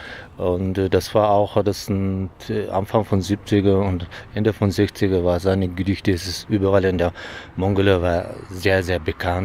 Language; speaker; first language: German; non-native, learner; Mongolian